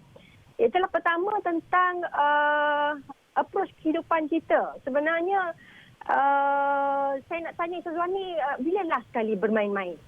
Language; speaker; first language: Malay; native; Malay